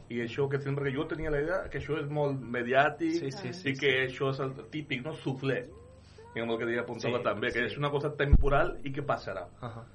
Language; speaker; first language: Catalan; non-native, fluent; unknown